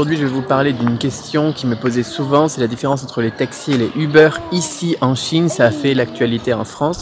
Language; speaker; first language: French; native; French